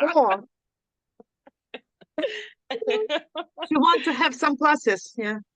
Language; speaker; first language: English; non-native, learner; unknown